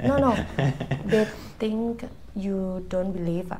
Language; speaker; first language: English; non-native, learner; Thai